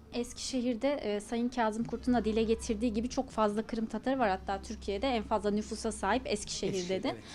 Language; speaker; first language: Turkish; native; Turkish